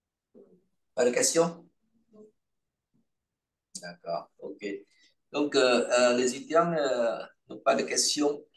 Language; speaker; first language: French; non-native, fluent; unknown